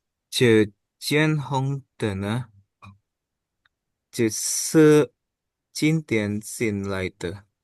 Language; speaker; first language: Chinese; non-native, learner; Indonesian